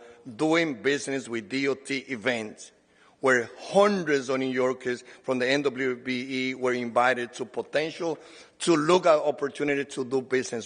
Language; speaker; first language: English; non-native, fluent; Spanish